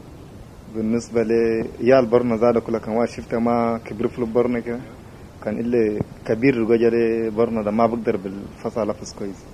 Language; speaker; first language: Arabic; native; Arabic